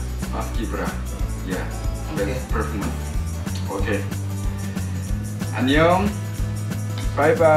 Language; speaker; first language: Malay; non-native, fluent; Korean